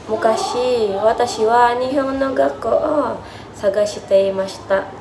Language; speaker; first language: Japanese; non-native, learner; Indonesian